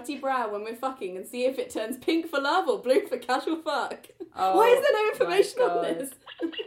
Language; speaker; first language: English; native; English